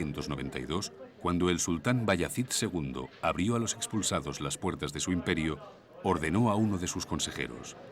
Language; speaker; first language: Spanish; native; Spanish